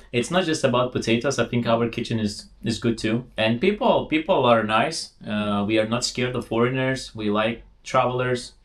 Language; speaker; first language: English; non-native, fluent; Lithuanian